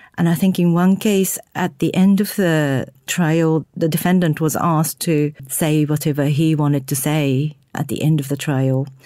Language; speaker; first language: English; non-native, fluent; Japanese